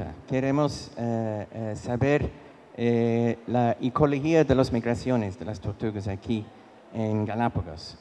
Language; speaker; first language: Spanish; non-native, fluent; English